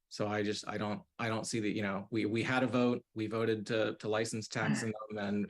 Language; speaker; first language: English; native; English